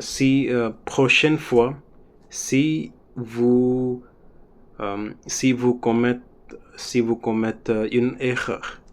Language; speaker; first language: French; non-native, learner; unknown